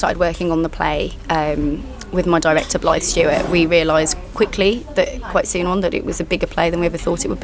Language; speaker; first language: English; native; English